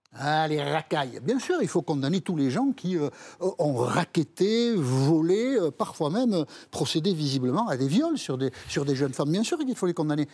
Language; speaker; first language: French; native; French